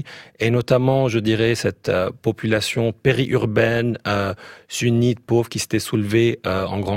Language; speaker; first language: French; native; French